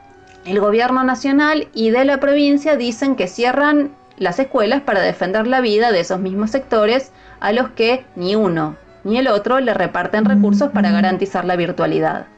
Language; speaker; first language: Spanish; native; Spanish